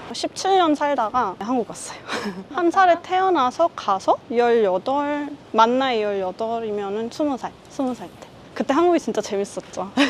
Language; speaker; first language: Korean; early bilingual, heritage; Korean